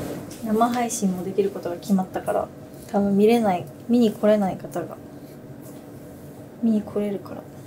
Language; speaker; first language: Japanese; native; Japanese